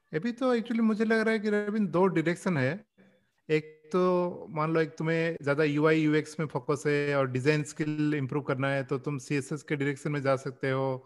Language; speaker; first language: Hindi; non-native, local second language; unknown